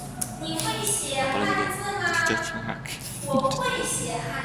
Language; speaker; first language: Chinese; native; Chinese